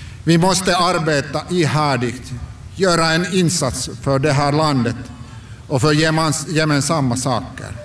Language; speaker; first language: Swedish; non-native, local second language; Finnish